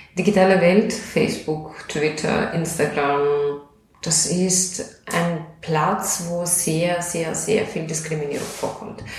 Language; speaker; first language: German; non-native, fluent; Russian